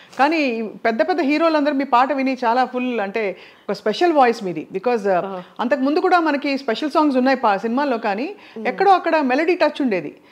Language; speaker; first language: Telugu; native; Telugu